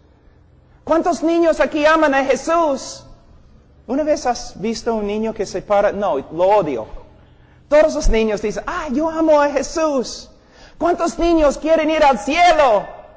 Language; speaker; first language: Spanish; non-native, fluent; English